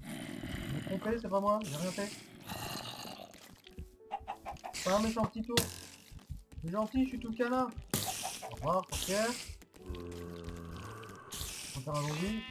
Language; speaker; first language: French; native; French